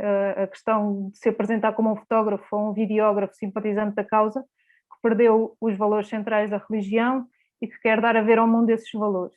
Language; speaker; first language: Portuguese; native; Portuguese